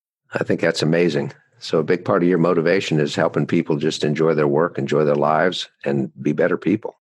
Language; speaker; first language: English; native; English